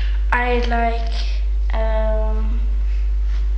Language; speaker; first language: English; non-native, learner; German